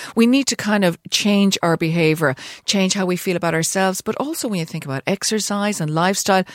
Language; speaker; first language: English; native; English